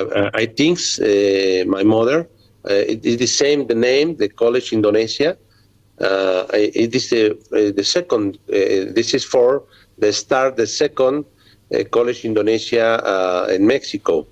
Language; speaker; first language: English; non-native, learner; Spanish